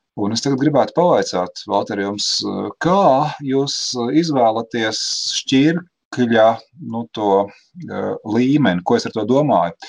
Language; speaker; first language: Latvian; native; Latvian